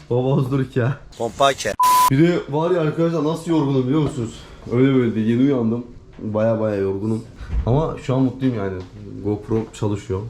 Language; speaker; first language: Turkish; native; Turkish